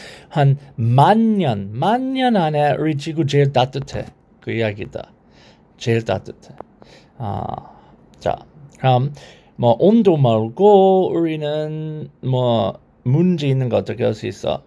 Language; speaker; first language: Korean; non-native, learner; English